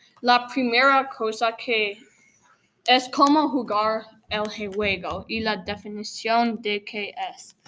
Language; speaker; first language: Spanish; non-native, learner; English